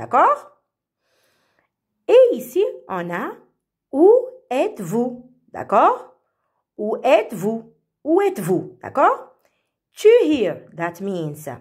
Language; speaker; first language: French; non-native, fluent; Arabic